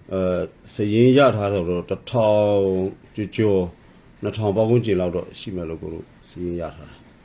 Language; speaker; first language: Burmese; non-native, local second language; S'gaw Karen